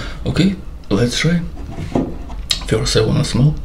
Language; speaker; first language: English; non-native, learner; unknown